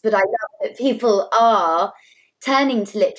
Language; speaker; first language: English; native; English